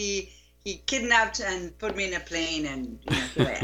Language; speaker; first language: English; non-native, fluent; Spanish